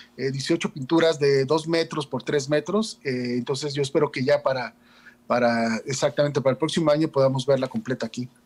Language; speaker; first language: Spanish; native; Spanish